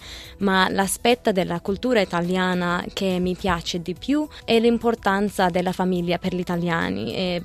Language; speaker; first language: Italian; early bilingual, other home language; Arabic